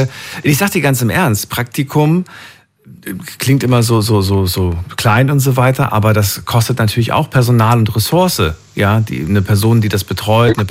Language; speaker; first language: German; native; German